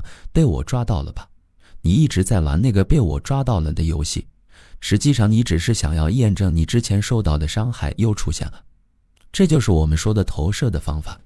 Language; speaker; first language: Chinese; native; Chinese